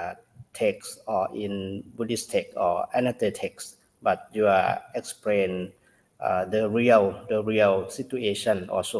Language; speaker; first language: English; non-native, learner; Thai